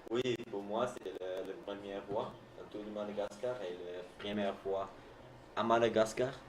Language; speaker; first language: French; non-native, learner; Dutch